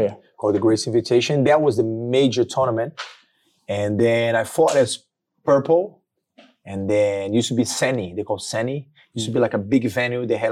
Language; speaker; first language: English; non-native, fluent; Portuguese